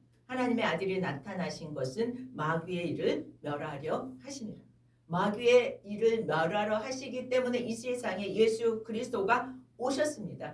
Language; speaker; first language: Korean; native; Korean